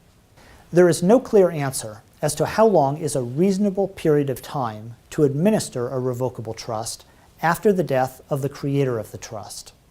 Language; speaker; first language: English; native; English